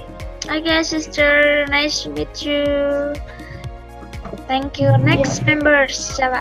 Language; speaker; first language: English; non-native, learner; Indonesian